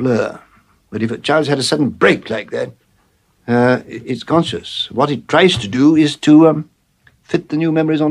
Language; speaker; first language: English; native; English